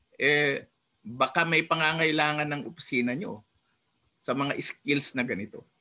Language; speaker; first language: Filipino; non-native, local second language; Iloko